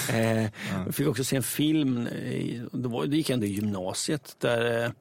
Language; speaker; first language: Swedish; native; Swedish